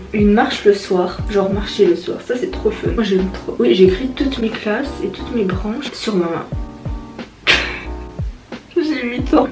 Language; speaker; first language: French; native; French